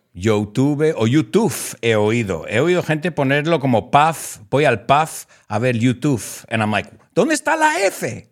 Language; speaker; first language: Spanish; non-native, fluent; English